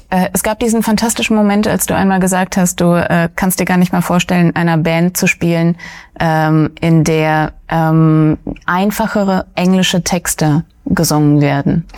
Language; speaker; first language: German; early bilingual, other home language; Russian